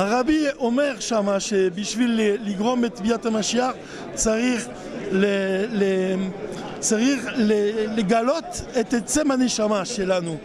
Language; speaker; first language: Hebrew; non-native, learner; French